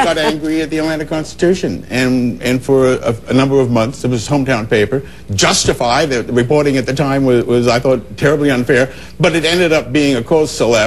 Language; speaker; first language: English; native; English